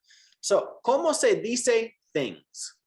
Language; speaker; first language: Spanish; non-native, fluent; English